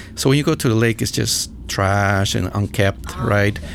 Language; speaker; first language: English; non-native, fluent; Spanish